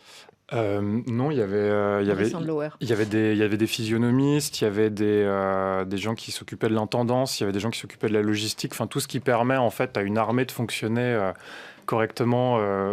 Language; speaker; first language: French; native; French